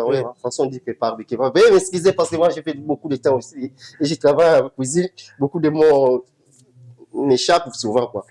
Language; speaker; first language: French; non-native, local second language; Lingala